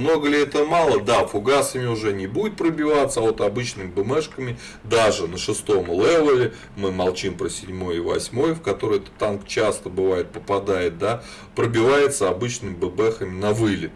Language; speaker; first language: Russian; native; Russian